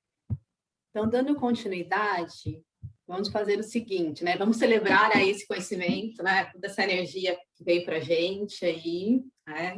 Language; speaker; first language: Portuguese; native; Portuguese